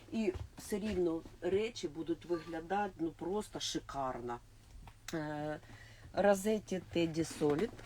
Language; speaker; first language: Ukrainian; non-native, local second language; Russian